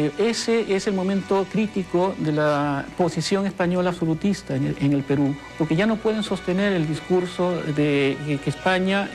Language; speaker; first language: Spanish; native; Spanish